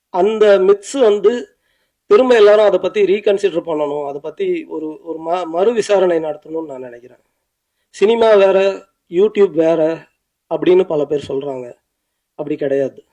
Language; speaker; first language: Tamil; native; Tamil